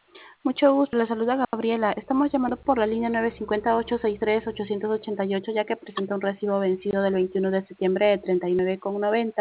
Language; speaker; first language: Spanish; native; Spanish